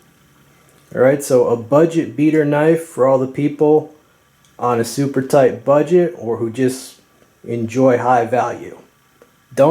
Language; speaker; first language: English; native; English